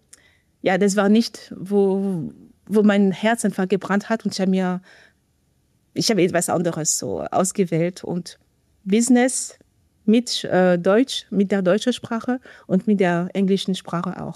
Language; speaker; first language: German; non-native, fluent; French